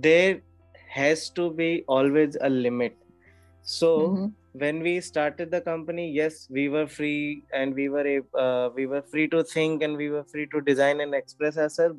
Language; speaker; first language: English; non-native, local second language; Hindi